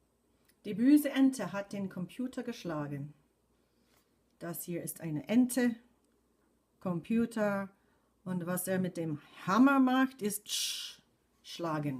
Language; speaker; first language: German; non-native, fluent; English